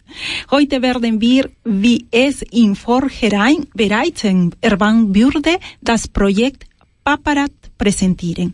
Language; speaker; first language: German; non-native, fluent; Spanish